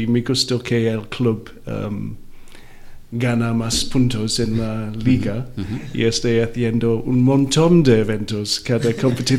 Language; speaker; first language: Spanish; non-native, learner; Welsh